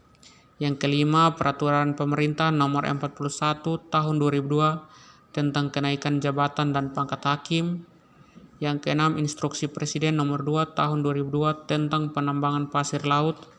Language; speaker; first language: Indonesian; native; Indonesian